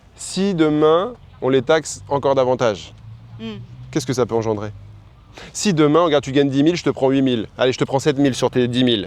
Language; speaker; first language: French; native; French